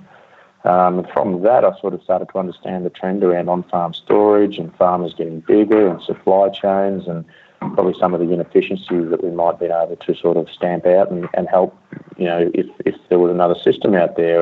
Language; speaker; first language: English; native; English